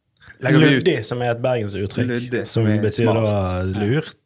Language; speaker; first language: Norwegian; native; Norwegian